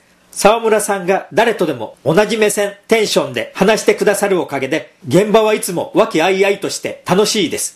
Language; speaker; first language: Japanese; native; Japanese